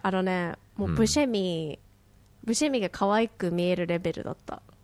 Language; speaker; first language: Japanese; native; Japanese